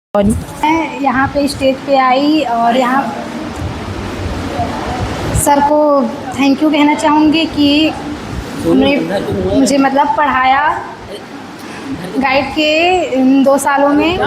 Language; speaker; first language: Hindi; native; Hindi